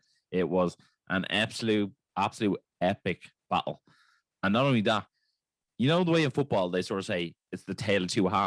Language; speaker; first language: English; native; English